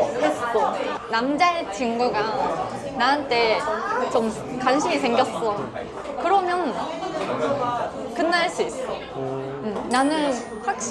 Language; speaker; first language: Korean; non-native, fluent; Japanese